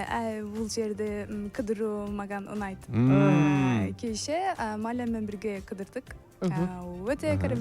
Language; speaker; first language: Kazakh; non-native, learner; Turkish